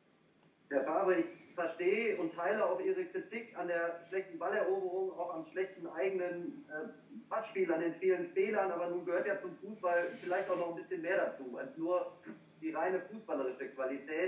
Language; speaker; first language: German; native; German